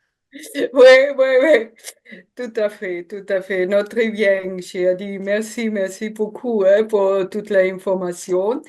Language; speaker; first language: French; non-native, learner; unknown